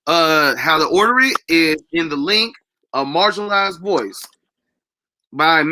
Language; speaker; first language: English; native; English